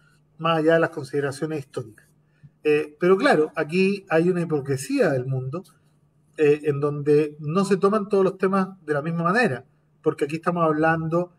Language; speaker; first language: Spanish; native; Spanish